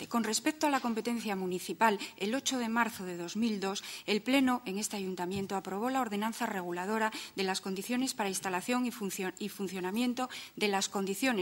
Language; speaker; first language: Spanish; native; Spanish